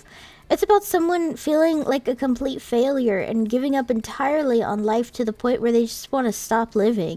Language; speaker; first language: English; native; English